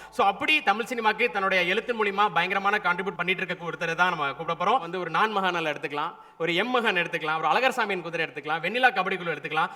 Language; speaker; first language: Tamil; native; Tamil